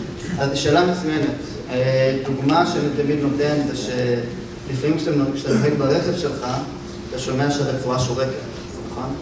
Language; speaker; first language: Hebrew; native; Hebrew